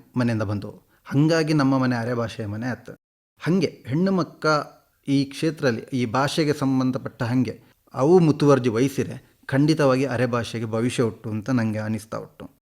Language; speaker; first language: Kannada; native; Kannada